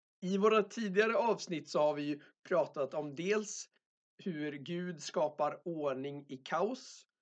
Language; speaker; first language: Swedish; native; Swedish